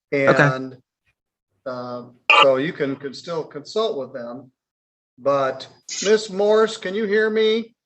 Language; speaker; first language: English; native; English